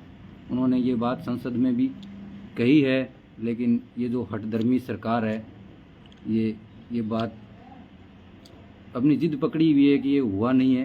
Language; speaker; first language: Hindi; native; Hindi